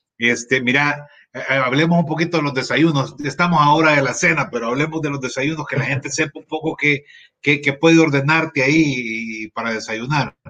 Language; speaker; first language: Spanish; native; Spanish